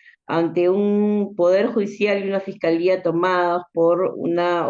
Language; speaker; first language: Spanish; native; Spanish